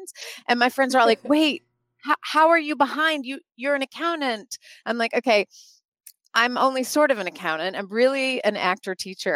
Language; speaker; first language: English; native; English